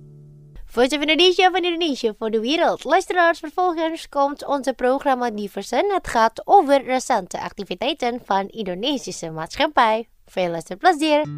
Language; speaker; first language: Dutch; non-native, fluent; Indonesian